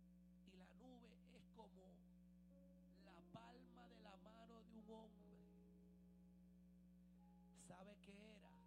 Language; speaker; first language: Spanish; native; Spanish